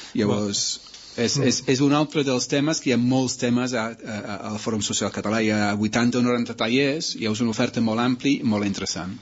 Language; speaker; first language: Catalan; non-native, local second language; Spanish